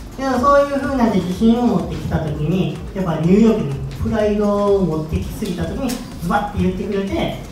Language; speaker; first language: Japanese; native; Japanese